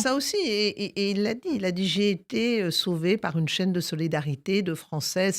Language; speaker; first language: French; native; French